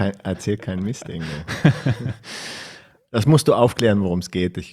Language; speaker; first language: German; native; German